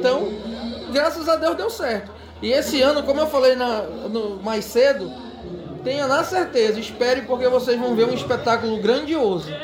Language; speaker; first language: Portuguese; native; Portuguese